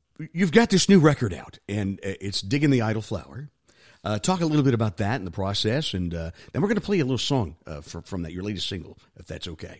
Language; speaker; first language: English; native; English